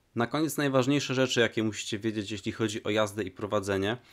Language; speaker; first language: Polish; native; Polish